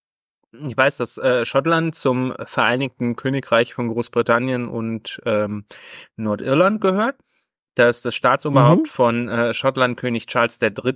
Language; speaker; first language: German; native; German